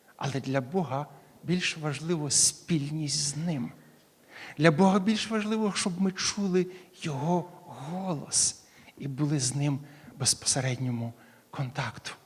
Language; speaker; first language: Ukrainian; native; Ukrainian